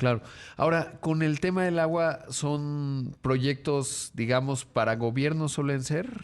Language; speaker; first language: Spanish; native; Spanish